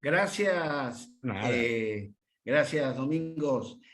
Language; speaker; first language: Spanish; native; Spanish